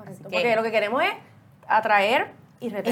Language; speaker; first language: Spanish; native; Spanish